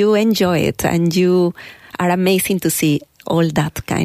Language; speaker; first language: English; non-native, learner; Spanish